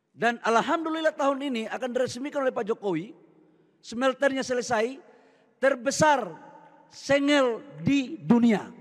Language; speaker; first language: Indonesian; native; Indonesian